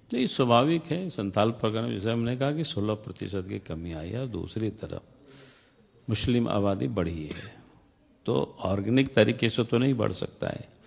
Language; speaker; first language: Hindi; non-native, local second language; Santali